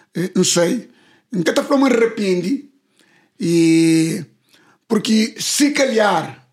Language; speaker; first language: Portuguese; non-native, local second language; Kabuverdianu